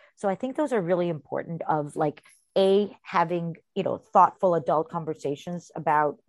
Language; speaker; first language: English; early bilingual, heritage; Spanish